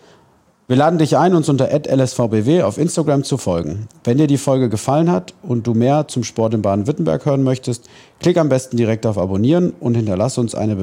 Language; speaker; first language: German; native; German